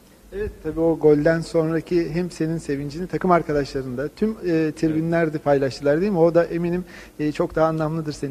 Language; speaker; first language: Turkish; native; Turkish